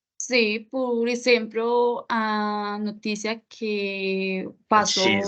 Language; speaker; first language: Portuguese; non-native, learner; Spanish